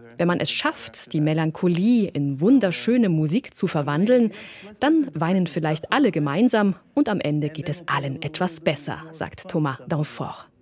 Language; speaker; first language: German; native; German